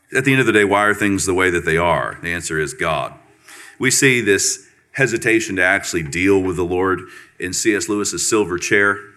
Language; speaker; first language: English; native; English